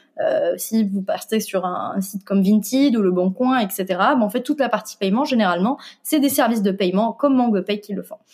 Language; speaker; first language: French; non-native, local second language; Arabic